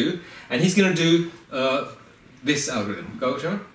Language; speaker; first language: English; native; English